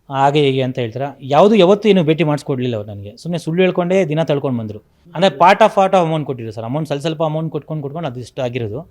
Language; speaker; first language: Kannada; native; Kannada